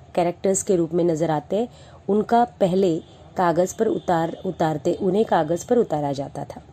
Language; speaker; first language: Hindi; non-native, local second language; Marathi